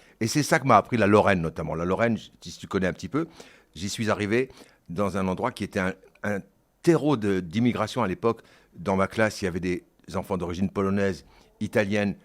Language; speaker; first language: French; early bilingual, other home language; Kabyle